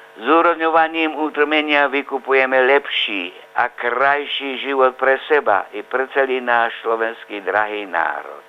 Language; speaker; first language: Slovak; native; Slovak